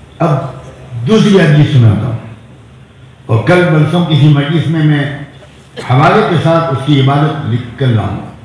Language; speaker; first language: Urdu; native; Urdu